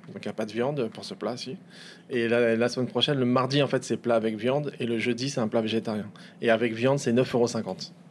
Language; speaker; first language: French; native; French